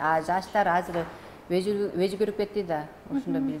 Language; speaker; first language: Kyrgyz; non-native, learner; Korean